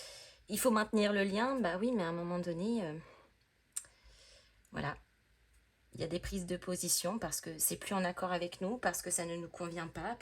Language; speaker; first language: French; native; French